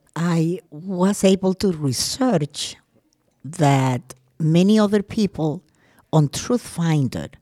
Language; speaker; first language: English; non-native, fluent; Spanish